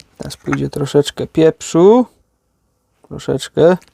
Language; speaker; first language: Polish; native; Polish